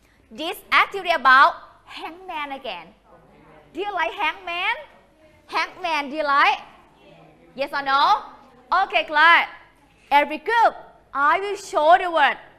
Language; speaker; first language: English; non-native, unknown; Thai